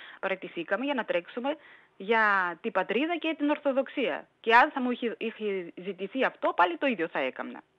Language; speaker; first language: Greek; non-native, fluent; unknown